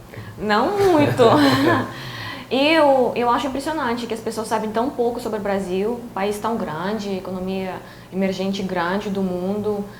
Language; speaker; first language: Portuguese; non-native, fluent; Russian